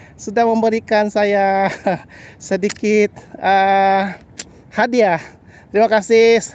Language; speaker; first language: Malay; native; Malay